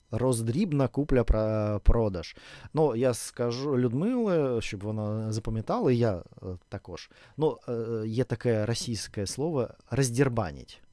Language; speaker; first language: Ukrainian; non-native, fluent; Russian